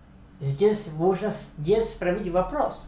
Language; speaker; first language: Russian; non-native, fluent; Slovak